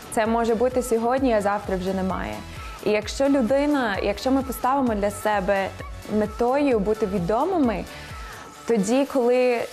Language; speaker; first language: Ukrainian; non-native, fluent; English